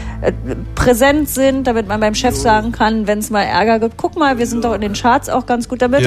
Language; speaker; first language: German; native; German